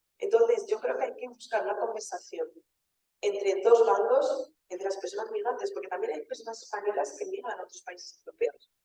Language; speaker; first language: Spanish; early bilingual, other home language; Wolof